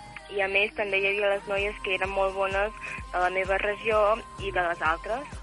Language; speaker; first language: Catalan; early bilingual, heritage; Catalan